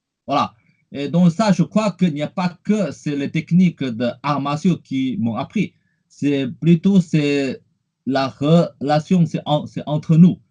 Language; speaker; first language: French; non-native, fluent; Chinese